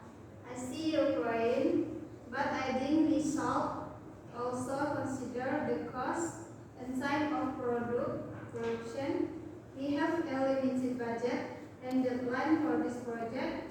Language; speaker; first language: English; non-native, learner; Indonesian